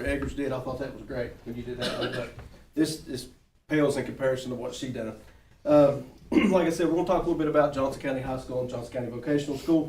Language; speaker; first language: English; native; English